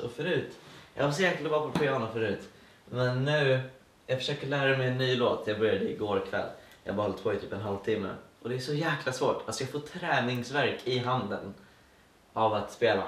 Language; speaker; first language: Swedish; native; Swedish